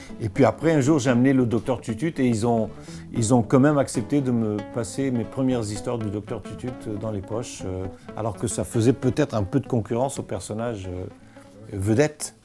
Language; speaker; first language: French; non-native, local second language; Arabic